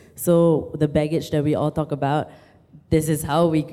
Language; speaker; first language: English; native; English